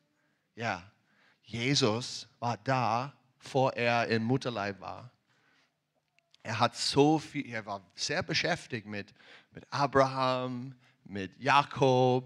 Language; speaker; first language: German; non-native, fluent; English